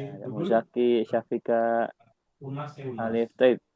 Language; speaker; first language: Arabic; non-native, fluent; Indonesian